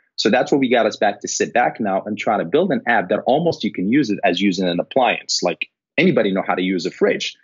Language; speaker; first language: English; non-native, fluent; Arabic